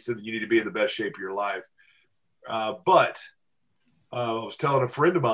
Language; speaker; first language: English; native; English